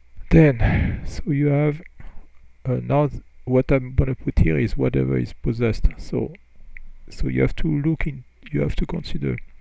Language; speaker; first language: English; non-native, fluent; French